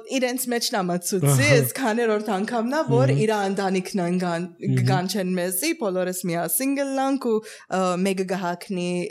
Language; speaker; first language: Armenian; early bilingual, heritage; Armenian